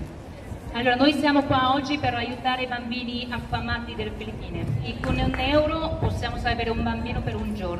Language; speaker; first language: Italian; non-native, fluent; Korean